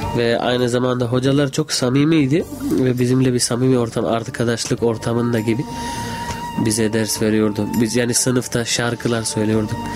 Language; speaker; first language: Turkish; non-native, fluent; Urdu